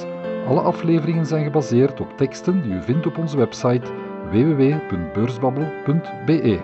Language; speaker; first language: Dutch; native; Dutch